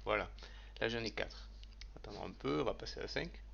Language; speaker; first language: French; native; French